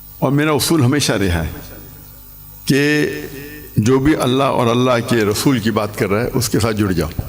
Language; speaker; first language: Urdu; non-native, local second language; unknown